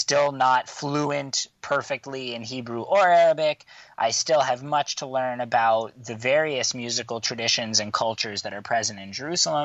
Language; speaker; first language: English; native; English